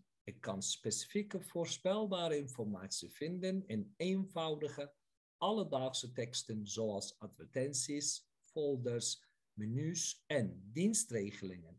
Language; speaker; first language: Dutch; non-native, fluent; Turkish